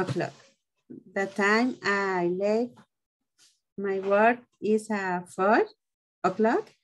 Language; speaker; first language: English; non-native, learner; Spanish